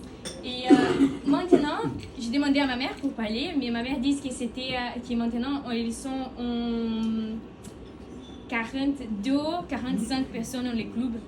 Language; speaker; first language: French; non-native, learner; Portuguese